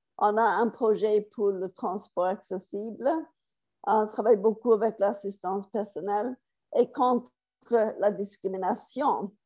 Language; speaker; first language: French; non-native, fluent; English